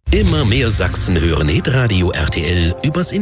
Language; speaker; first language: German; native; German